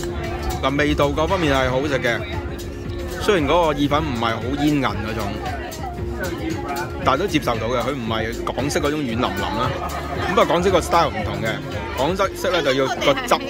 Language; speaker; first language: Cantonese; native; Cantonese